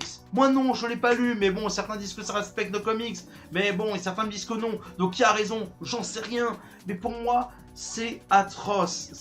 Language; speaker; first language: French; native; French